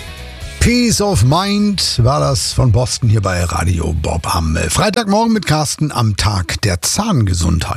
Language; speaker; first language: German; native; German